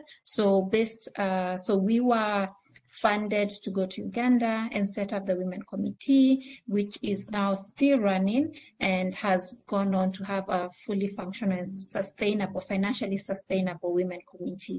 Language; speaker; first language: English; non-native, local second language; Swahili